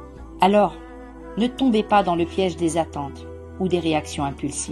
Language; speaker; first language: French; native; French